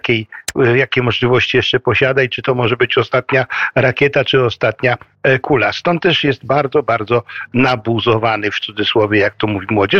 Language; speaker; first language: Polish; native; Polish